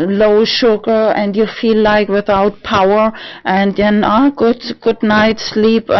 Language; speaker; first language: English; non-native, learner; German